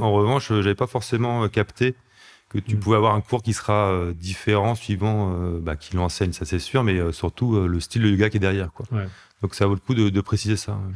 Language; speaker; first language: French; native; French